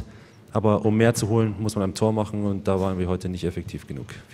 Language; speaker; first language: German; native; German